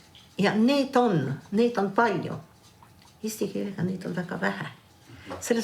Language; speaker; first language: Estonian; non-native, fluent; French